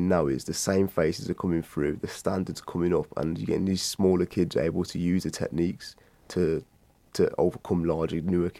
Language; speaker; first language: English; native; English